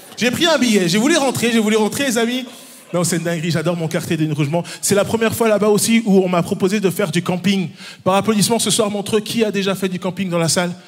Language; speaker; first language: French; early bilingual, other home language; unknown